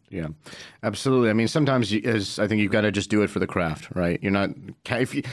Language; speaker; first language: English; early bilingual, heritage; Arabic